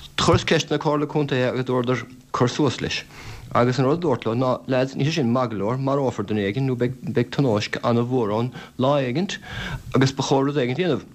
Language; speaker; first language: Irish; native; Irish